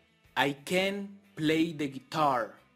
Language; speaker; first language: English; non-native, fluent; Spanish